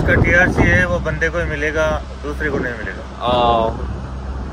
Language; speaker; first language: Hindi; native; Hindi